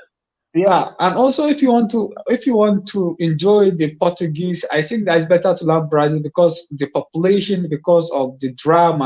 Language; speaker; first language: English; non-native, fluent; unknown